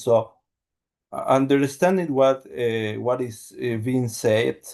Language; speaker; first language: English; non-native, learner; Spanish